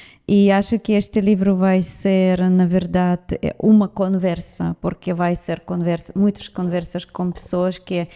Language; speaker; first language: Portuguese; non-native, fluent; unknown